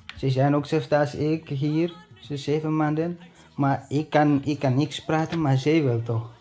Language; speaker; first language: Dutch; non-native, learner; Tigrinya